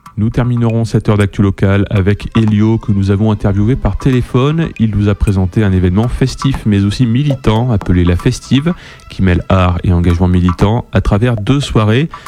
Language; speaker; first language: French; native; French